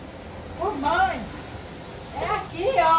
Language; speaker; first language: Portuguese; native; Portuguese